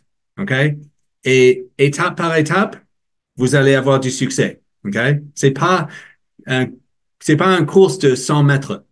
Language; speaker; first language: French; non-native, learner; English